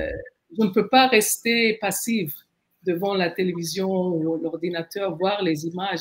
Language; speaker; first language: French; non-native, fluent; Arabic